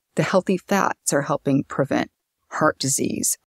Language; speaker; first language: English; native; English